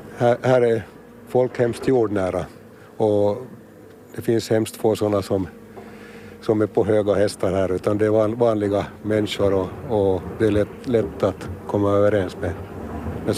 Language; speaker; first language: Swedish; native; Swedish